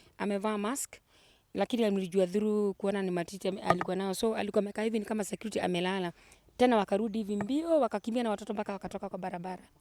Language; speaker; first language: Swahili; native; Swahili